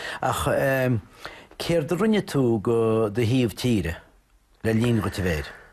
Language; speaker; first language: Irish; native; Irish